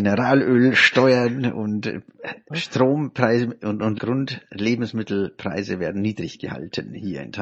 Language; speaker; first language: German; native; German